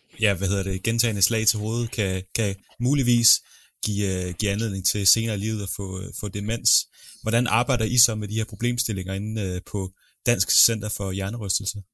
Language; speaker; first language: Danish; native; Danish